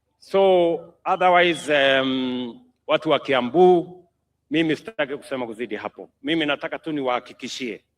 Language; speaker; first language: Swahili; non-native, local second language; Kalenjin